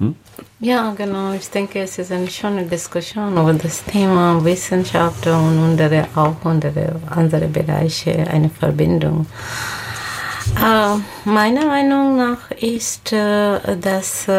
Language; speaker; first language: German; non-native, learner; Bangla